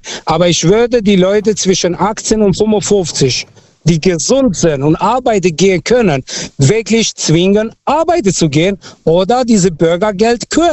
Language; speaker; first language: German; early bilingual, other home language; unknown